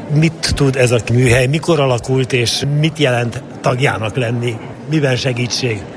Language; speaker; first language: Hungarian; native; Hungarian